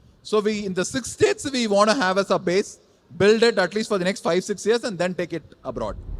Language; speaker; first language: English; non-native, local second language; Tamil